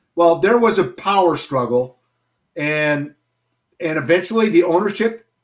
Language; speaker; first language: English; native; English